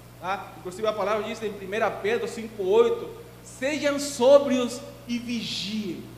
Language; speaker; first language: Portuguese; non-native, fluent; Spanish